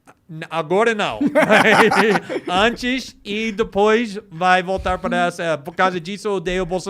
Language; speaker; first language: Portuguese; non-native, fluent; English